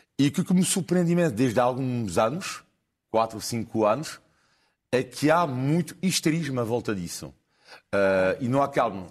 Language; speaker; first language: Portuguese; non-native, fluent; French